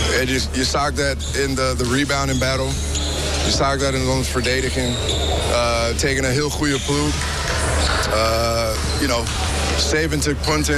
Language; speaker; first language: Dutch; non-native, fluent; English